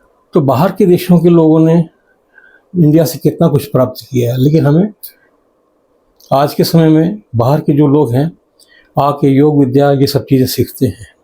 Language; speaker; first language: Hindi; native; Hindi